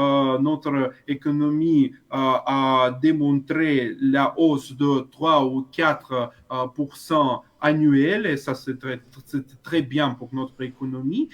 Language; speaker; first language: French; non-native, fluent; Russian